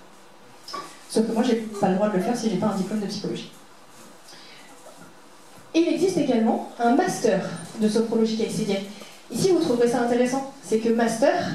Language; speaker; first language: French; native; French